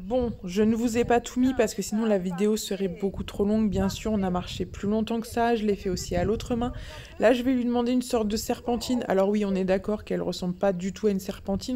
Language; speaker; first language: French; native; French